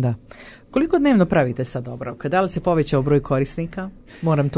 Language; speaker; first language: Croatian; native; Croatian